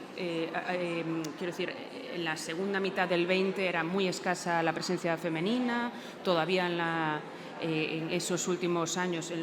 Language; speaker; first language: Spanish; non-native, local second language; Galician